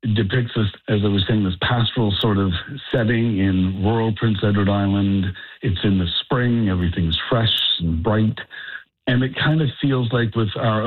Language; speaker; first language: English; native; English